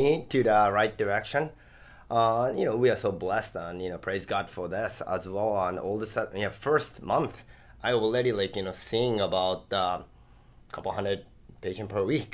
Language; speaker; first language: English; non-native, fluent; Japanese